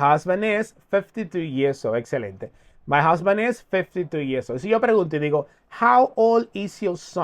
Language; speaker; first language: English; non-native, fluent; Spanish